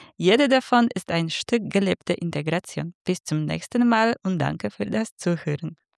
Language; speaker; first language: German; native; German